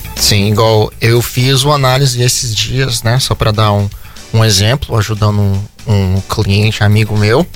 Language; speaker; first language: Portuguese; early bilingual, heritage; Portuguese